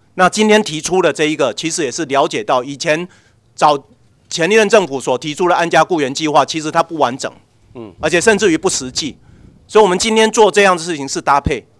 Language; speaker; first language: Chinese; native; Chinese